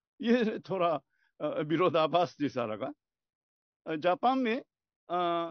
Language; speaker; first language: Hindi; non-native, fluent; Japanese